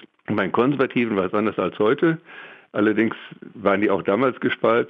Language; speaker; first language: German; native; German